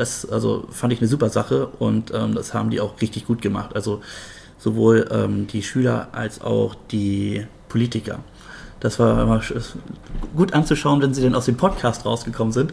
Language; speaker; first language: German; native; German